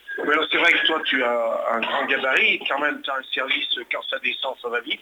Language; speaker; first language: French; native; French